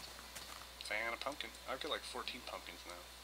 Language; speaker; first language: English; native; English